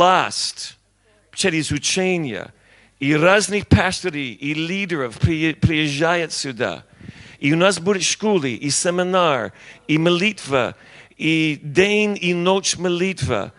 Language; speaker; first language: Russian; non-native, learner; English